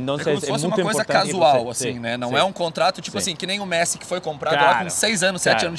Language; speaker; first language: Portuguese; native; Portuguese